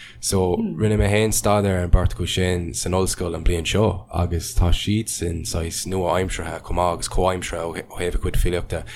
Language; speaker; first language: Irish; non-native, local second language; English